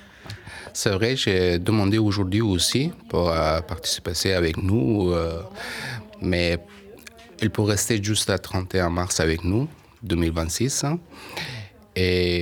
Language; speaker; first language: French; non-native, learner; Persian